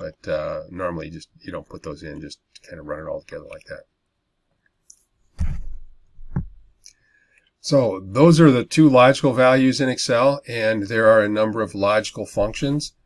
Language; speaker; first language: English; native; English